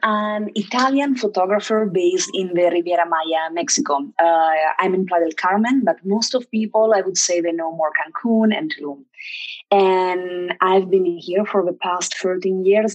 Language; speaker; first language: English; non-native, fluent; Italian